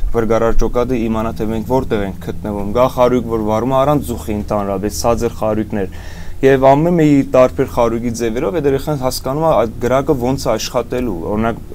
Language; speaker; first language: Armenian; early bilingual, heritage; Armenian